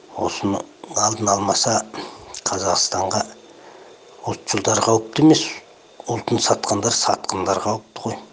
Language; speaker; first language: Kazakh; native; Kazakh